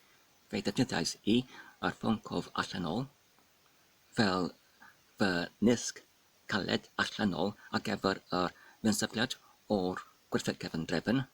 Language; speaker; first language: Welsh; non-native, fluent; English